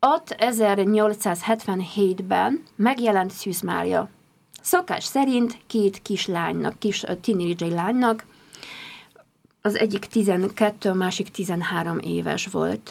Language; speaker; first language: Hungarian; non-native, fluent; Polish